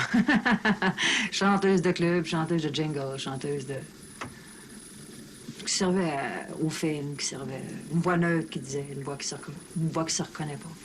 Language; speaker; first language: French; native; French